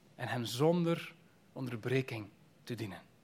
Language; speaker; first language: Dutch; native; Dutch